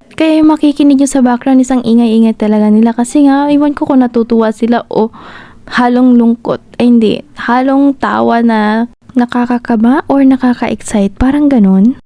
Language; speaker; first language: Filipino; non-native, local second language; Cebuano